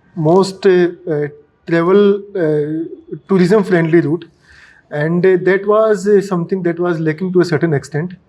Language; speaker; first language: English; non-native, local second language; Marathi